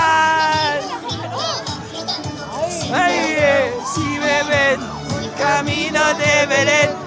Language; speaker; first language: Spanish; non-native, learner; Filipino